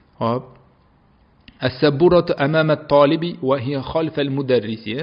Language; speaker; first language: Arabic; non-native, fluent; Uzbek